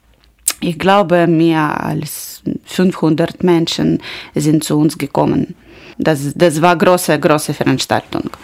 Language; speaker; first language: German; non-native, learner; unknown